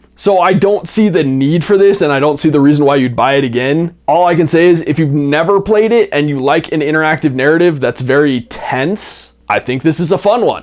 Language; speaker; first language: English; native; English